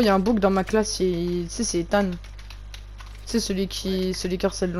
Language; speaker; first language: French; native; French